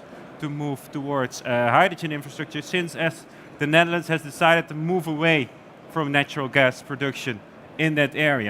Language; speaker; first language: English; non-native, fluent; Dutch